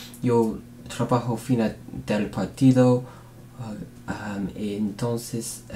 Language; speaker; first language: Spanish; non-native, learner; English